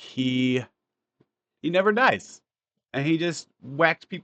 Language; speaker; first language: English; native; English